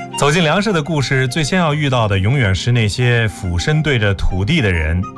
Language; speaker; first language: Chinese; native; Chinese